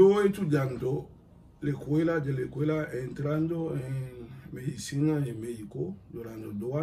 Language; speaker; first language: Spanish; non-native, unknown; Haitian Creole